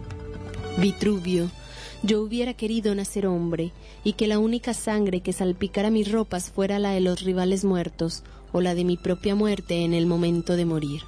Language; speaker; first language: Spanish; native; Spanish